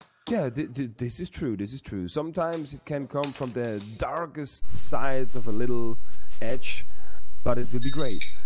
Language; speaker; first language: English; non-native, fluent; German